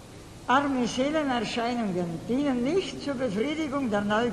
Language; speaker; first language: German; native; German